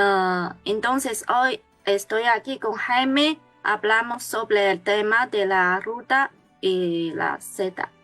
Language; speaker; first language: Spanish; non-native, learner; Chinese